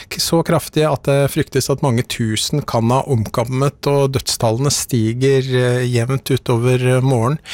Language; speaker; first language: Norwegian; native; Norwegian